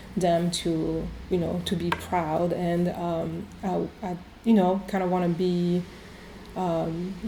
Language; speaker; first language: English; non-native, fluent; French